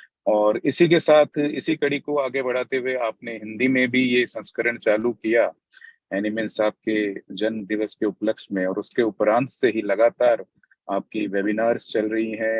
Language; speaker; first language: Hindi; native; Hindi